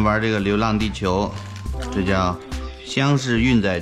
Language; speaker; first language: Chinese; native; Chinese